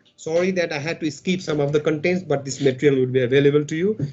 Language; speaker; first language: English; non-native, local second language; Nepali